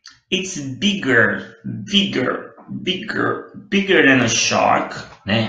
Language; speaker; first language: English; non-native, fluent; Portuguese